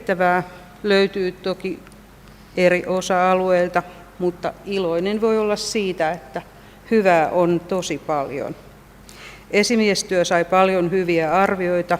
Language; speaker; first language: Finnish; native; Finnish